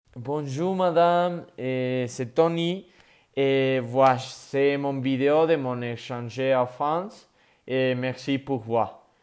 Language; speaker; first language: French; non-native, learner; Spanish